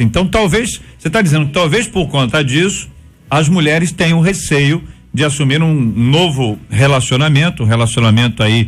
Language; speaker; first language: Portuguese; native; Portuguese